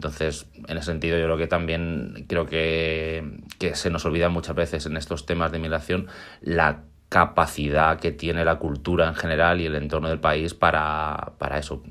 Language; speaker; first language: Spanish; native; Spanish